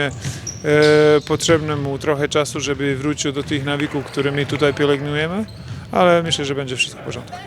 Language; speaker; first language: Polish; non-native, fluent; Croatian